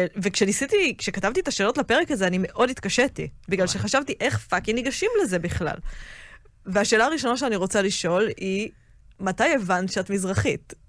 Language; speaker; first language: Hebrew; native; Hebrew